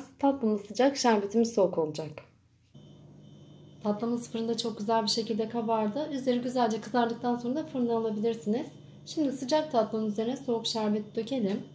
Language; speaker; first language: Turkish; native; Turkish